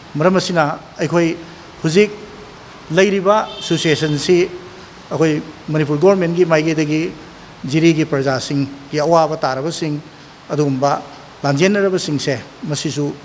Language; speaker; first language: Manipuri; native; Manipuri